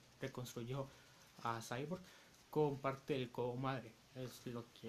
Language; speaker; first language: Spanish; native; Spanish